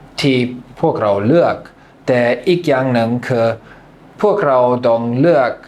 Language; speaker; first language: Thai; non-native, fluent; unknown